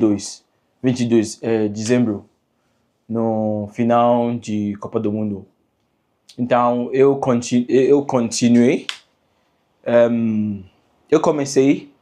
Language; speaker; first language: Portuguese; non-native, learner; English